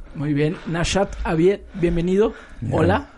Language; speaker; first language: Spanish; native; Spanish